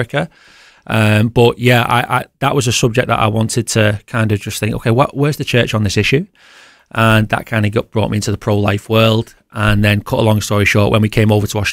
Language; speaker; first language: English; native; English